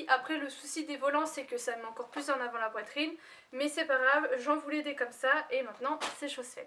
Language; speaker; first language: French; native; French